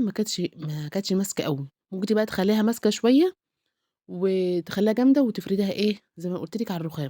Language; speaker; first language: Arabic; native; Arabic